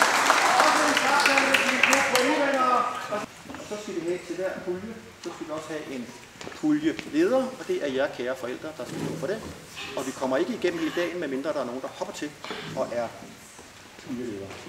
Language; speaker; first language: Danish; native; Danish